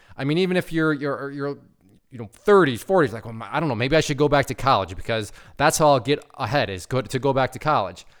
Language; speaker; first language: English; native; English